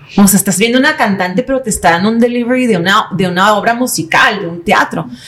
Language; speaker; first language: Spanish; native; Spanish